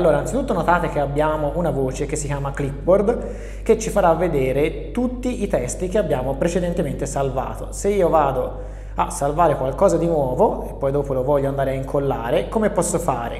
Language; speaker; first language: Italian; native; Italian